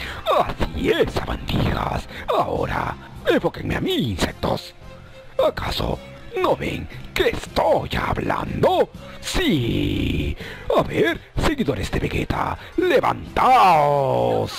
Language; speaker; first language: Spanish; native; Spanish